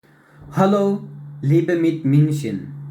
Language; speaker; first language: German; non-native, learner; Uyghur